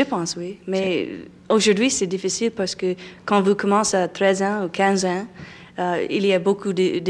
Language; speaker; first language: French; non-native, learner; English